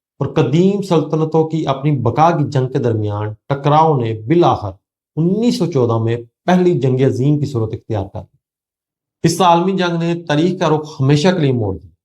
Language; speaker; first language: Urdu; native; Urdu